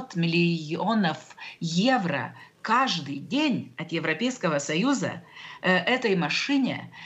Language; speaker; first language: Russian; non-native, local second language; Lithuanian